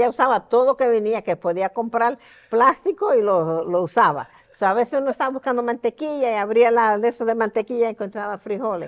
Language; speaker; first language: Spanish; early bilingual, heritage; Spanish